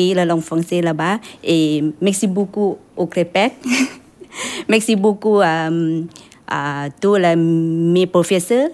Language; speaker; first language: French; non-native, learner; Thai